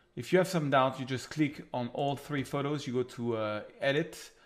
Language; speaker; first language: English; non-native, fluent; French